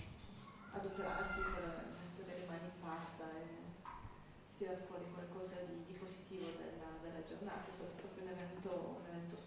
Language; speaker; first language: Italian; native; Italian